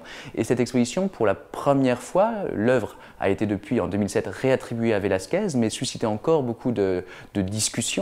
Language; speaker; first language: French; native; French